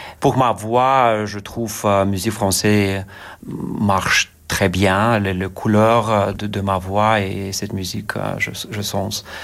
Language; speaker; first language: French; non-native, learner; Lithuanian